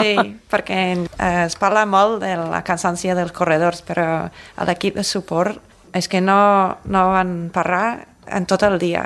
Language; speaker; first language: Catalan; non-native, learner; English